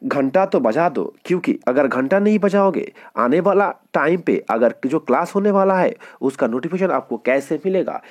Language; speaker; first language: Hindi; non-native, local second language; Bangla